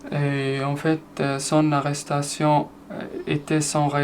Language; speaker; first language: French; non-native, fluent; Arabic